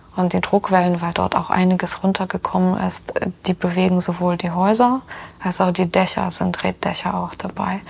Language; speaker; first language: German; non-native, fluent; Ukrainian